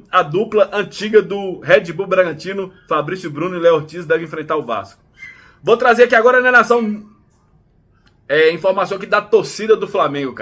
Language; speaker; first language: Portuguese; native; Portuguese